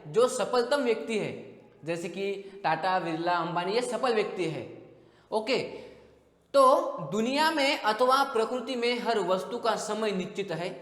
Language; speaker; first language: Hindi; non-native, local second language; Marathi